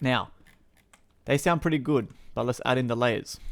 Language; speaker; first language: English; native; English